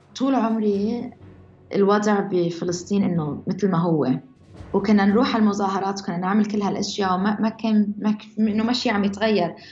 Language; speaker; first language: Arabic; early bilingual, heritage; Arabic